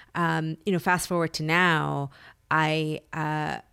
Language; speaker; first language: English; early bilingual, other home language; Spanish